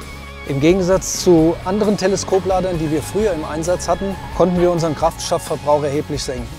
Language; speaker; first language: German; native; German